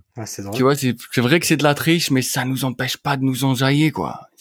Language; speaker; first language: French; non-native, local second language; Arabic